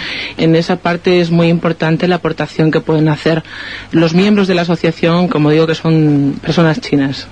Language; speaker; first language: Spanish; native; Spanish